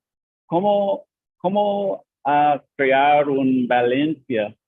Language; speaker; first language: Spanish; non-native, learner; English